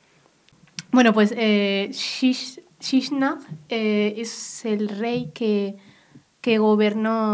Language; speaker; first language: Spanish; non-native, local second language; Berber languages